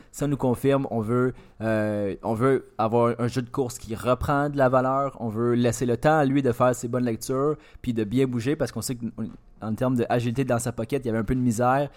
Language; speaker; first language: French; native; French